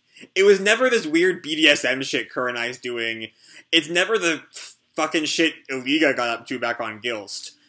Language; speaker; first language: English; native; English